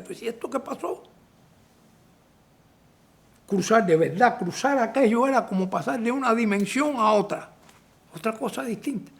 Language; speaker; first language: Spanish; native; Spanish